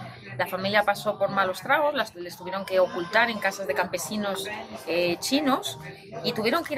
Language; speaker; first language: Spanish; native; Spanish